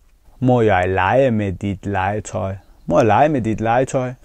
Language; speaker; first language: Danish; non-native, fluent; Persian